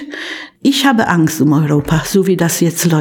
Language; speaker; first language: German; non-native, fluent; Polish